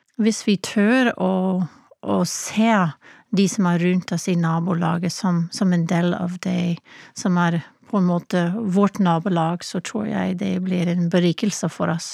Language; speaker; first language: Norwegian; non-native, fluent; English